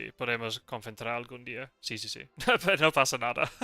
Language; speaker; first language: Spanish; non-native, learner; English